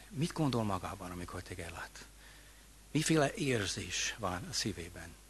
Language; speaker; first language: Hungarian; non-native, fluent; English